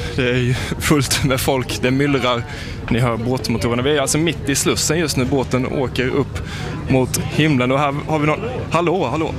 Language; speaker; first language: Swedish; native; Swedish